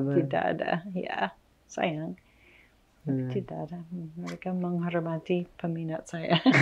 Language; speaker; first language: Indonesian; non-native, fluent; English